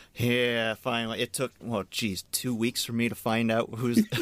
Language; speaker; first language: English; native; English